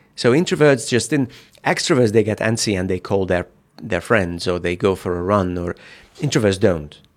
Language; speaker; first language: English; non-native, fluent; Hungarian